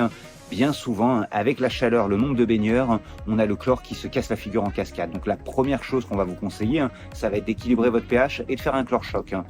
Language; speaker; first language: French; native; French